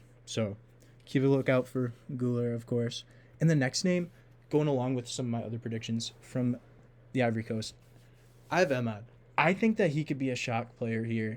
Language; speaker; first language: English; native; English